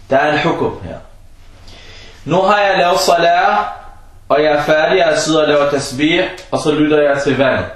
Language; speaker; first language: Danish; non-native, fluent; Arabic